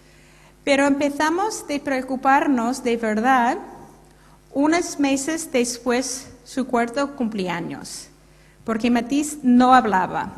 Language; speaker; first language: Spanish; non-native, fluent; English